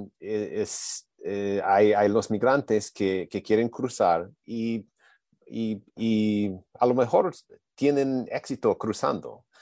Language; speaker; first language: Spanish; non-native, learner; English